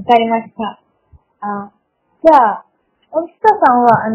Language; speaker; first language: Japanese; non-native, learner; Malayalam